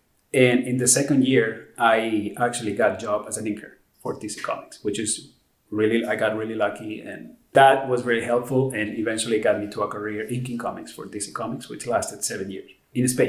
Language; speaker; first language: English; non-native, fluent; Spanish